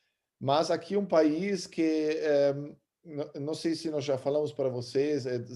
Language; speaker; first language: Portuguese; early bilingual, other home language; German